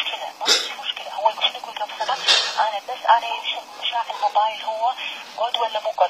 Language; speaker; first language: Arabic; non-native, learner; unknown